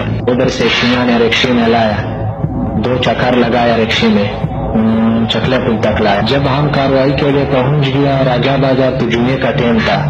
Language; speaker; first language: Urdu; non-native, local second language; Pashto